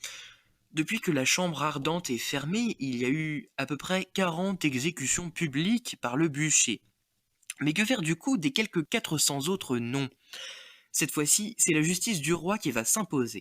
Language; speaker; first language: French; native; French